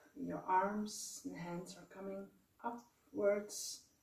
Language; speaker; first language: English; non-native, fluent; Dutch